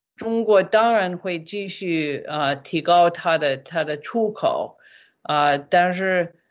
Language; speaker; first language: Chinese; non-native, fluent; English